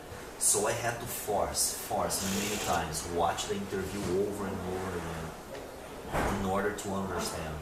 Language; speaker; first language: English; non-native, fluent; Portuguese